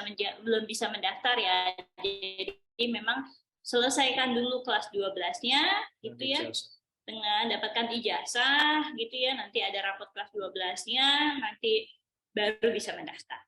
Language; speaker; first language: Indonesian; native; Indonesian